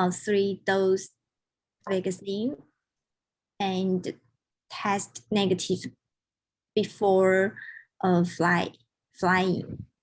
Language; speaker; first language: English; non-native, learner; Chinese